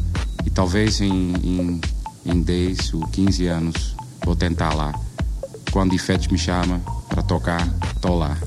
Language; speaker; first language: Portuguese; non-native, learner; Dutch